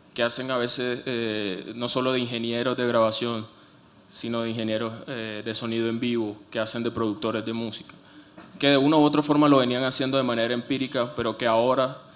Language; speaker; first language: Spanish; native; Spanish